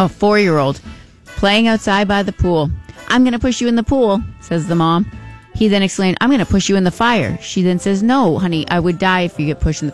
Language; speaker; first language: English; native; English